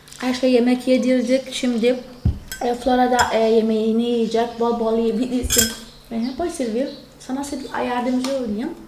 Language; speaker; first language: Turkish; non-native, fluent; Portuguese